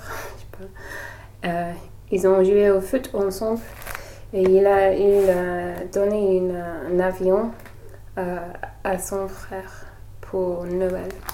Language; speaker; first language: French; non-native, learner; English